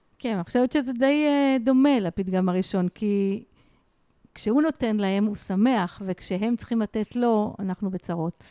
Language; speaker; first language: Hebrew; native; Hebrew